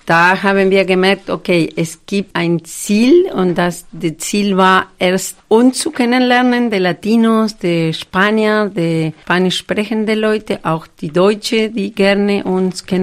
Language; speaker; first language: German; non-native, fluent; Spanish